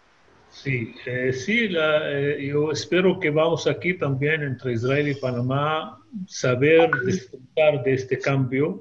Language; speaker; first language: Spanish; non-native, fluent; Hebrew